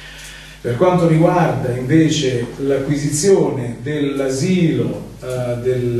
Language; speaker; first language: Italian; native; Italian